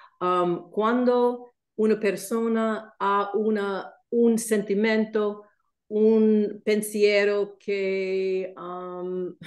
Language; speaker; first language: Italian; non-native, learner; English